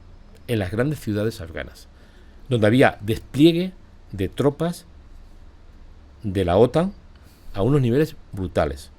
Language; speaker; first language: Spanish; native; Spanish